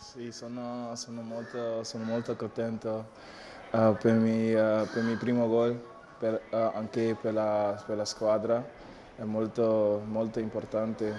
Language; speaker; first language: Italian; non-native, learner; English